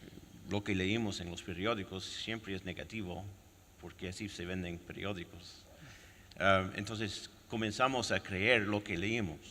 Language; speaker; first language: Spanish; non-native, fluent; French